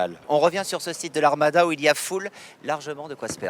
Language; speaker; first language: French; native; French